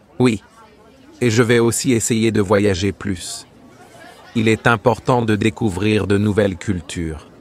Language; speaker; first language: French; native; French